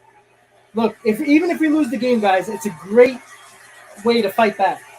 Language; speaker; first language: English; native; English